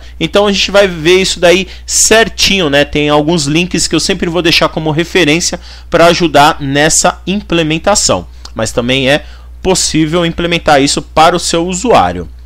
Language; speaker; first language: Portuguese; native; Portuguese